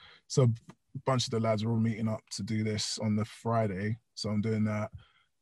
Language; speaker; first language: English; native; English